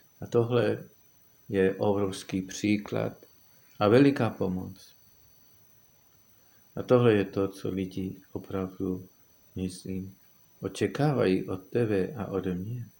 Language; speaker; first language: Czech; non-native, fluent; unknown